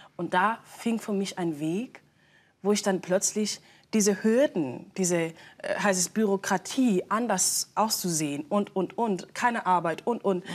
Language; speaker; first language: German; non-native, fluent; Swahili